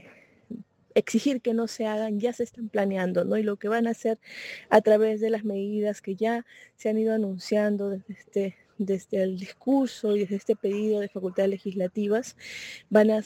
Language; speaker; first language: Spanish; native; Spanish